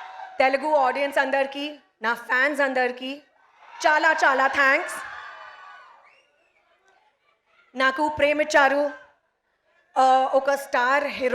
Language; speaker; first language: Telugu; non-native, learner; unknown